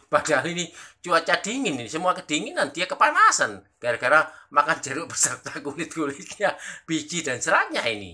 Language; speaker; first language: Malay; non-native, local second language; Javanese